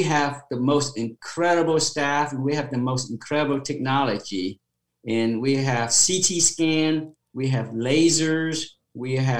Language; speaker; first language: English; non-native, fluent; Khmer